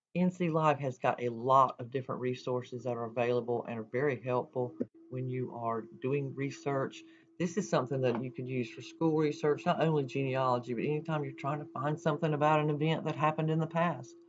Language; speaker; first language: English; native; English